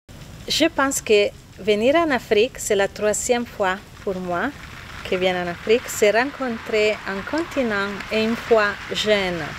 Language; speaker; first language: French; non-native, fluent; Italian